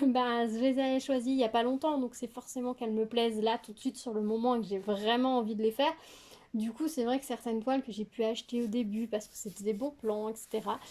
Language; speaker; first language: French; native; French